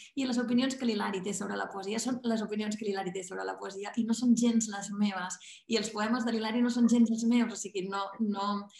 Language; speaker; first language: Catalan; native; Catalan